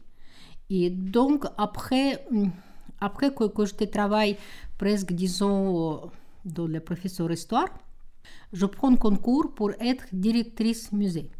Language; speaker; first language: French; non-native, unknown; Russian